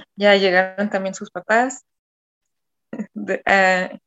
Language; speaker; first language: Spanish; non-native, fluent; German